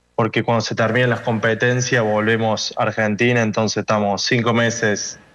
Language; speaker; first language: Spanish; native; Spanish